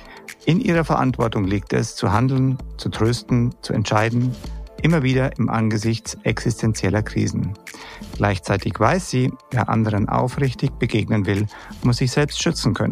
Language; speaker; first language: German; native; German